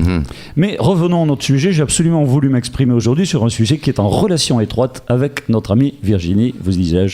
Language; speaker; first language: French; native; French